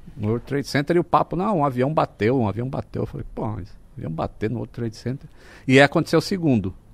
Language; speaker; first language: Portuguese; native; Portuguese